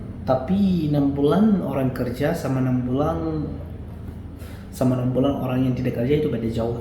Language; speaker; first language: Indonesian; non-native, fluent; Arabic